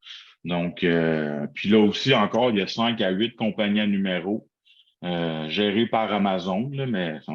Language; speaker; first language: French; native; French